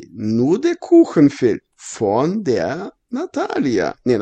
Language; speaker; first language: German; non-native, fluent; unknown